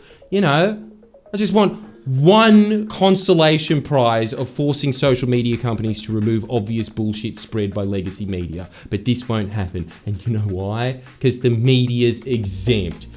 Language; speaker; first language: English; native; English